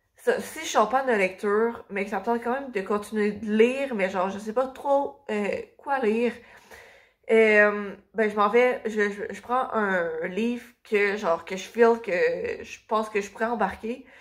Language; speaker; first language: French; native; French